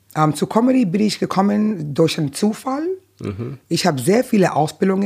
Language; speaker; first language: German; non-native, fluent; English